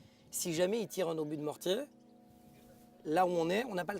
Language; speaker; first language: French; native; French